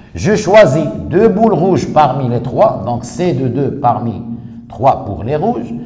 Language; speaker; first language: French; non-native, local second language; Arabic